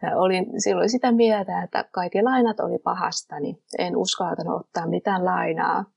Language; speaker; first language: Finnish; non-native, fluent; Vietnamese